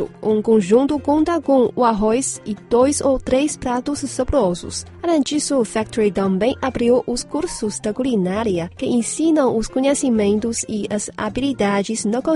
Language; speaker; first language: Portuguese; non-native, fluent; Chinese